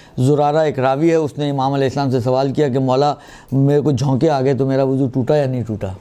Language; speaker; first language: Urdu; non-native, local second language; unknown